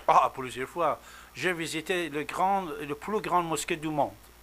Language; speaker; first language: French; non-native, fluent; Persian